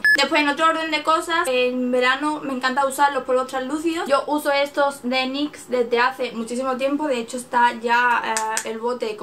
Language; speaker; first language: Spanish; native; Spanish